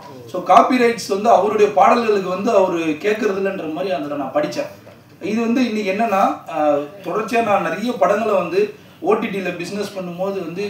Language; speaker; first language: Tamil; native; Tamil